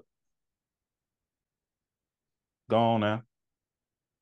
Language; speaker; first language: English; native; English